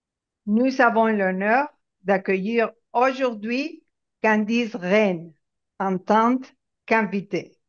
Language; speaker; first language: French; non-native, fluent; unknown